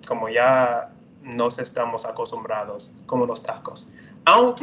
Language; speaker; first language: Spanish; non-native, fluent; English